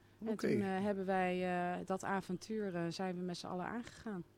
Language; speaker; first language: Dutch; native; Dutch